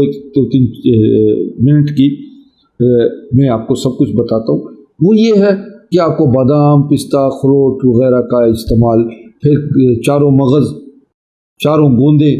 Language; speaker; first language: Urdu; native; Urdu